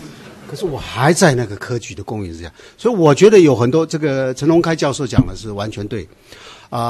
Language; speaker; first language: Chinese; native; Chinese